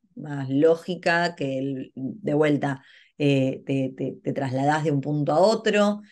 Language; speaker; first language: Spanish; native; Spanish